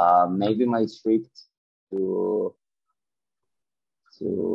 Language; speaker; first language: English; non-native, learner; Ukrainian